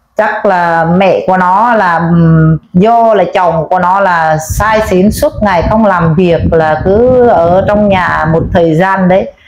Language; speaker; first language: Vietnamese; non-native, local second language; Eastern Cham